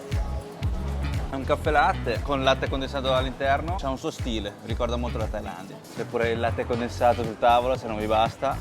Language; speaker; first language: Italian; early bilingual, other home language; Chinese